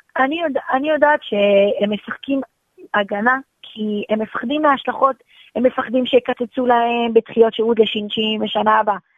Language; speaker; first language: Hebrew; native; Hebrew